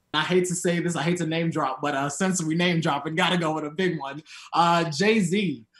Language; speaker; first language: English; native; English